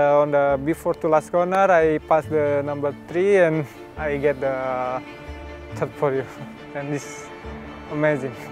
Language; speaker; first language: English; non-native, learner; Indonesian